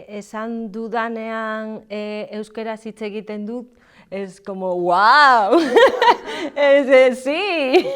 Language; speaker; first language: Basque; non-native, learner; Galician